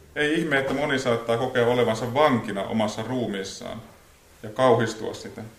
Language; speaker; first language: Finnish; native; Finnish